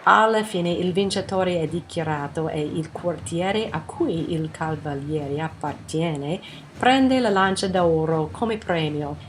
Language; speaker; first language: Italian; non-native, fluent; English